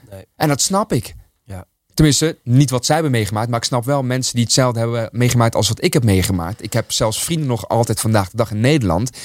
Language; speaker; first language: Dutch; early bilingual, other home language; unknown